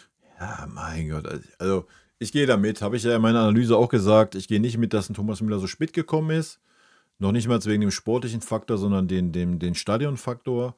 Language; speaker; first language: German; native; German